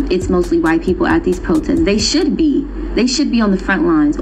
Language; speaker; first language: English; native; English